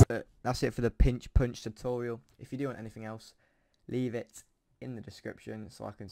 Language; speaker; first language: English; native; English